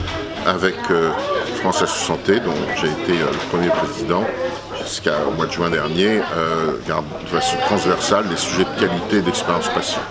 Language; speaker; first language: French; native; French